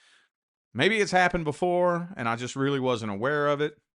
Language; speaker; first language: English; native; English